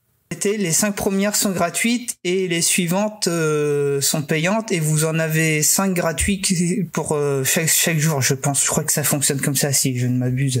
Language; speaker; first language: French; native; French